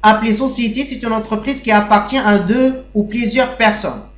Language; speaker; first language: French; non-native, local second language; Arabic